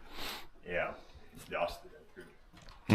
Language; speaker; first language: English; non-native, fluent; Swedish